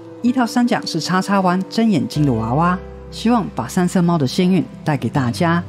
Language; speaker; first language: Chinese; native; Chinese